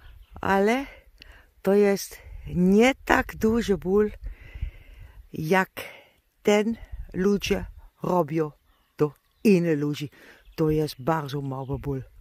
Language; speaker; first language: Polish; non-native, learner; Dutch